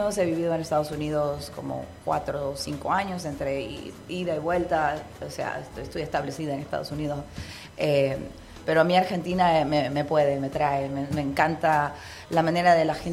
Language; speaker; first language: Spanish; native; Spanish